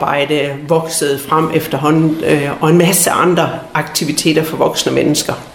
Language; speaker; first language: Danish; native; Danish